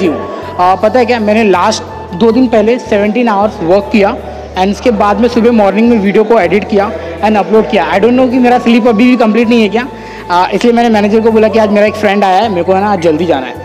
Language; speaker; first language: Hindi; native; Hindi